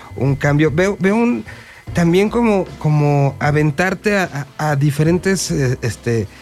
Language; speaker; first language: Spanish; native; Spanish